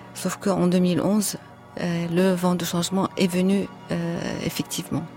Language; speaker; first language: French; non-native, fluent; Arabic